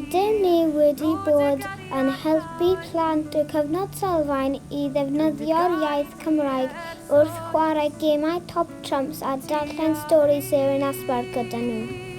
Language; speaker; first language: Welsh; non-native, local second language; English